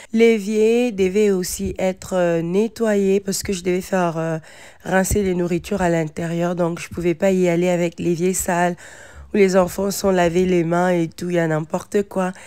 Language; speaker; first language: French; non-native, local second language; Lingala